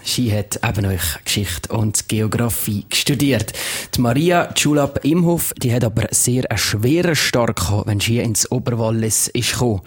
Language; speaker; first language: German; native; German